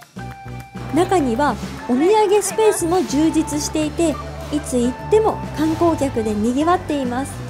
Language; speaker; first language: Japanese; native; Japanese